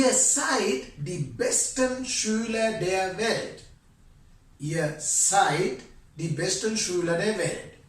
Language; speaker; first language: German; non-native, fluent; Sinhala